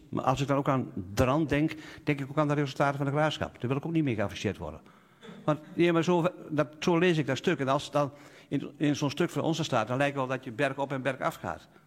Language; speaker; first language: Dutch; native; Dutch